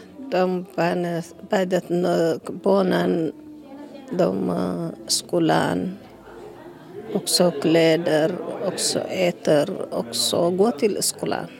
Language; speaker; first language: Swedish; non-native, learner; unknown